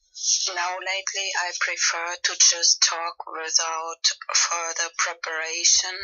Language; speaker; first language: English; non-native, fluent; Spanish